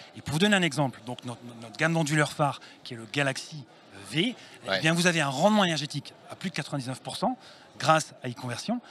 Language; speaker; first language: French; native; French